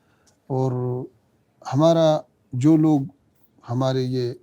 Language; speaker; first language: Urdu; non-native, learner; Pashto